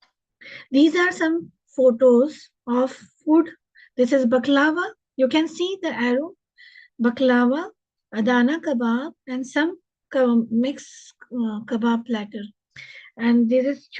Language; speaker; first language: English; non-native, local second language; Hindi